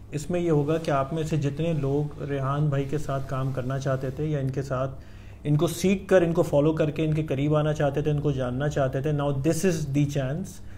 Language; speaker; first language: Urdu; native; Urdu